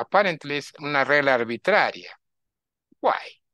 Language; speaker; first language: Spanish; native; Spanish